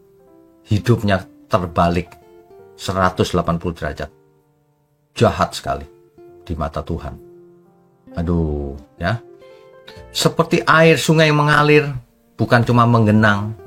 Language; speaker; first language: Indonesian; native; Indonesian